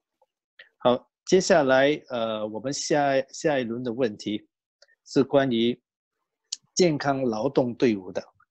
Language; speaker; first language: Chinese; native; Chinese